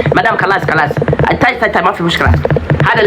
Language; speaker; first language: Arabic; non-native, learner; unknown